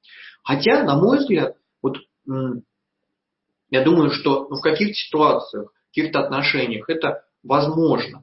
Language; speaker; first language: Russian; native; Russian